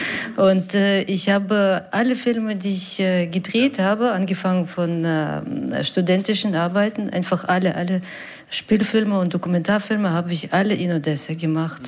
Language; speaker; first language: German; non-native, fluent; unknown